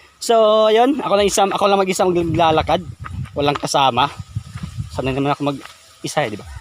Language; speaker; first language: Filipino; non-native, local second language; Cebuano